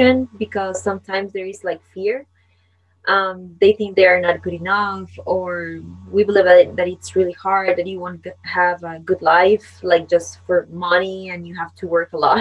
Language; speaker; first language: English; non-native, fluent; Spanish